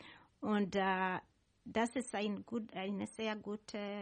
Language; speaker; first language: German; non-native, learner; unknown